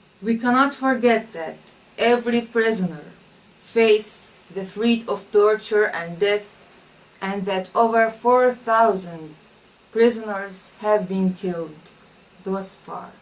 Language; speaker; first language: English; non-native, fluent; Arabic